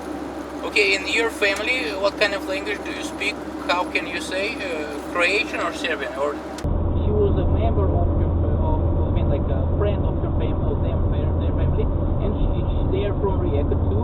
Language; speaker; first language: English; non-native, fluent; Russian